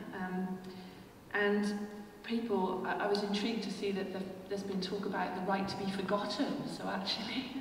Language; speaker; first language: English; native; English